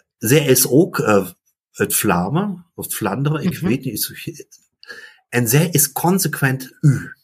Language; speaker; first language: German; early bilingual, other home language; Dutch